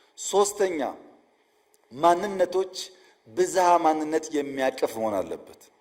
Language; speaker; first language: Amharic; non-native, local second language; Oromo